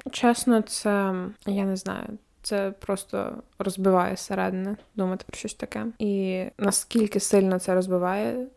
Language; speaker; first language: Ukrainian; native; Ukrainian